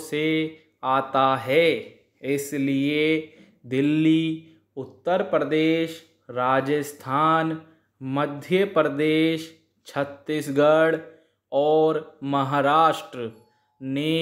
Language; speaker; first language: Hindi; native; Hindi